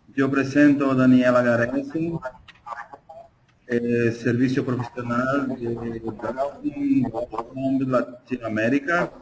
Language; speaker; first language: Spanish; non-native, fluent; Portuguese